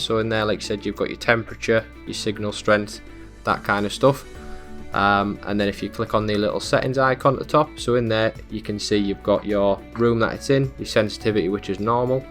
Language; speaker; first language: English; native; English